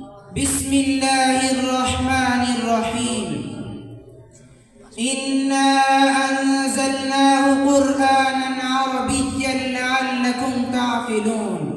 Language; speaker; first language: Arabic; non-native, learner; Urdu